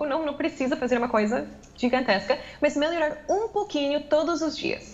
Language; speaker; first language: Portuguese; non-native, fluent; English